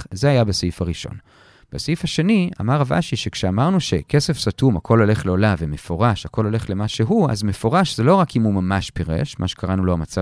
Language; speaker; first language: Hebrew; native; Hebrew